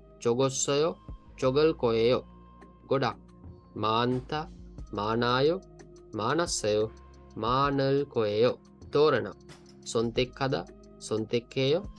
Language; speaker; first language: Korean; non-native, learner; Sinhala